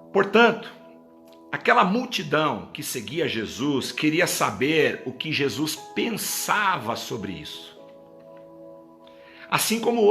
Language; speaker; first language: Portuguese; native; Portuguese